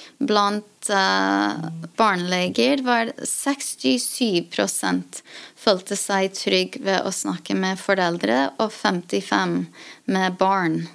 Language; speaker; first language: Norwegian; non-native, fluent; English